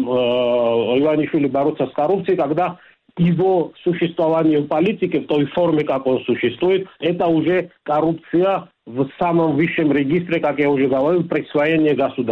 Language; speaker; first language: Russian; non-native, local second language; Georgian